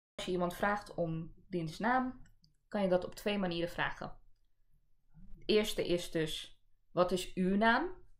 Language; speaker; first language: Dutch; early bilingual, other home language; Urdu